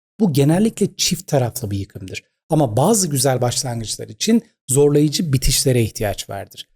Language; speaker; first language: Turkish; native; Turkish